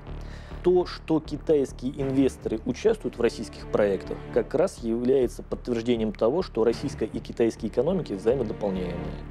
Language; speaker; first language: Russian; native; Russian